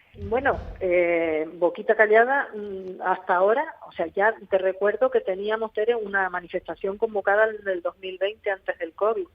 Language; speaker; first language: Spanish; native; Spanish